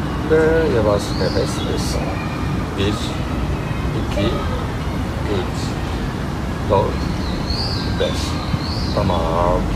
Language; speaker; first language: Turkish; non-native, learner; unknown